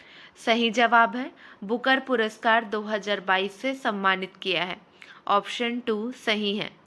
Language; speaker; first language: Hindi; native; Hindi